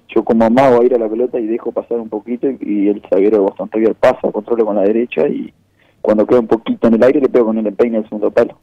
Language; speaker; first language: Spanish; native; Spanish